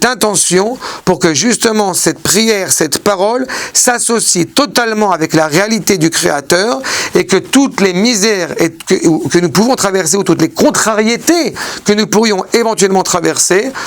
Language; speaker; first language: French; native; French